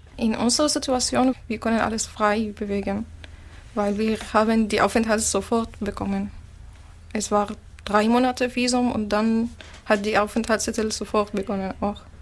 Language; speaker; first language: German; non-native, learner; Arabic